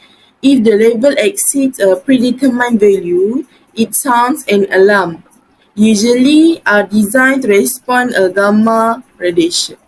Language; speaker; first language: English; non-native, learner; Malay